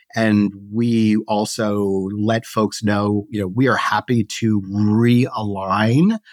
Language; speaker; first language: English; native; English